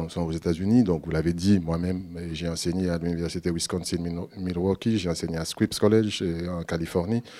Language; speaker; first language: French; native; French